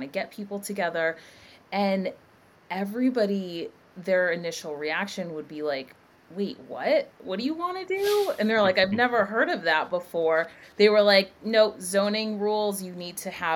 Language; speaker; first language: English; native; English